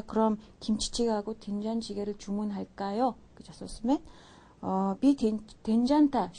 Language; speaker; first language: Korean; non-native, fluent; Mongolian